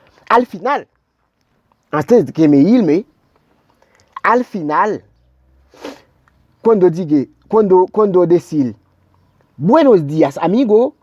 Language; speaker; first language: Spanish; non-native, learner; Haitian Creole